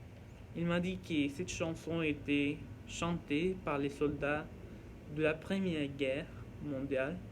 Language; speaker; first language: French; non-native, learner; Norwegian